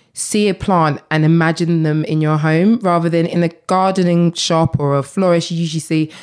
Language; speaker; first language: English; native; English